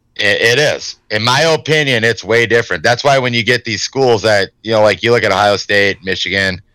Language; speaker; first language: English; native; English